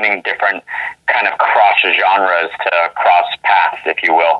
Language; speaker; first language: English; native; English